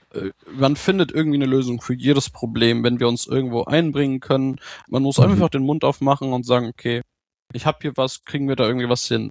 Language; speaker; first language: German; native; German